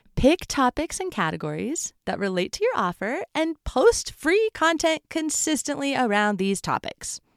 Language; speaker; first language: English; native; English